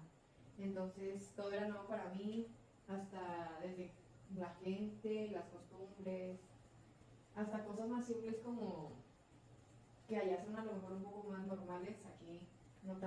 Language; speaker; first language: Spanish; early bilingual, heritage; Spanish